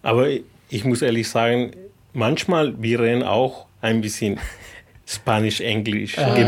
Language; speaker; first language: German; non-native, fluent; Spanish